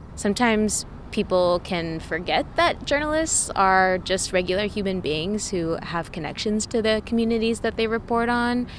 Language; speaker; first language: English; native; English